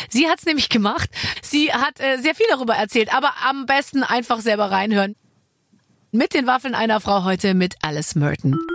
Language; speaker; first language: German; native; German